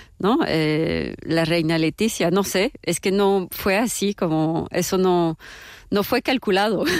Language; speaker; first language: Spanish; non-native, fluent; French